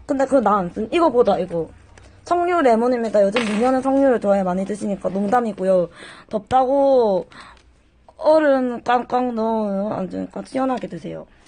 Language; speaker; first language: Korean; native; Korean